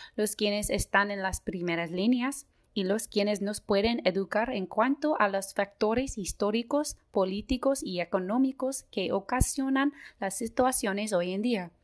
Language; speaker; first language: Spanish; non-native, fluent; English